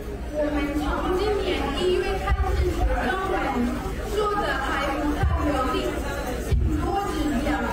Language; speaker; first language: Chinese; non-native, learner; English